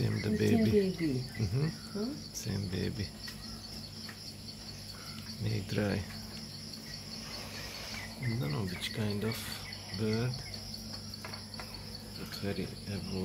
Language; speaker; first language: English; non-native, learner; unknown